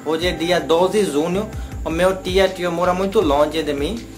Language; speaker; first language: Portuguese; non-native, learner; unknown